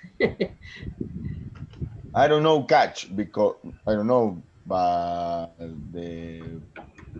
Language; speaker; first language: English; non-native, learner; Spanish